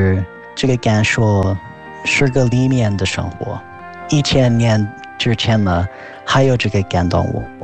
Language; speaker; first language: Chinese; non-native, fluent; English